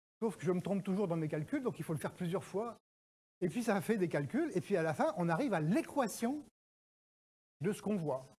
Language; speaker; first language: French; native; French